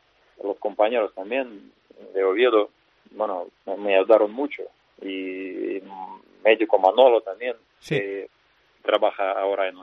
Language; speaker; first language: Spanish; non-native, fluent; Russian